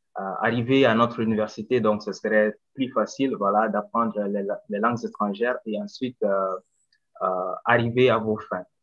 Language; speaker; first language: French; non-native, local second language; Bambara